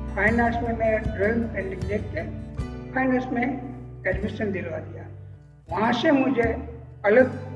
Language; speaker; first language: Hindi; non-native, local second language; Gujarati